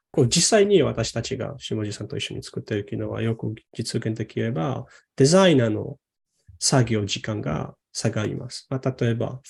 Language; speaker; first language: Japanese; non-native, fluent; Polish